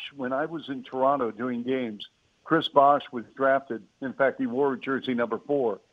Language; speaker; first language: English; native; English